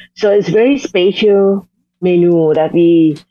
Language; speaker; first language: English; non-native, fluent; Thai